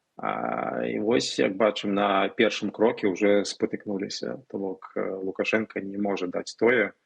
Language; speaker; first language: Belarusian; non-native, local second language; Russian